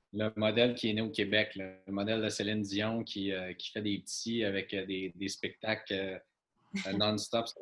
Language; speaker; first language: French; native; French